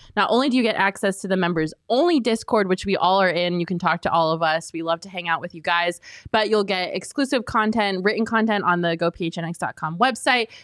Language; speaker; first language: English; native; English